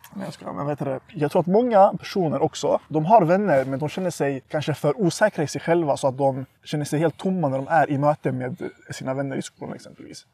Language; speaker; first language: Swedish; early bilingual, other home language; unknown